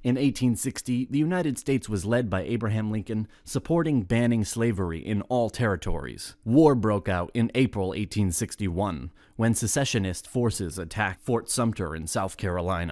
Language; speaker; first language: English; non-native, fluent; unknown